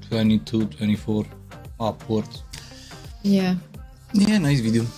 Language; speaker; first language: English; non-native, fluent; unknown